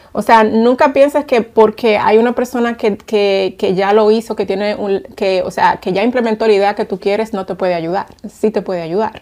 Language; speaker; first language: Spanish; native; Spanish